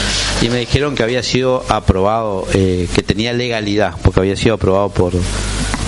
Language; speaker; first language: Spanish; native; Spanish